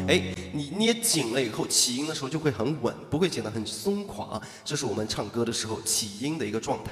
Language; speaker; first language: Chinese; native; Chinese